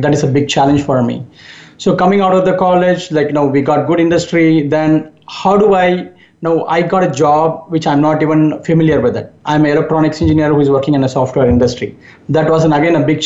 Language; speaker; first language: English; non-native, local second language; Tamil